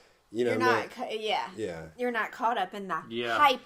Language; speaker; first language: English; native; English